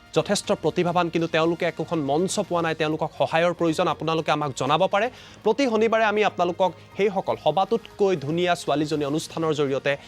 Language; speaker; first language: Assamese; native; Assamese